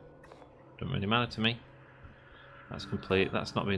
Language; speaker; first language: English; native; English